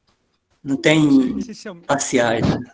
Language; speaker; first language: Portuguese; native; Portuguese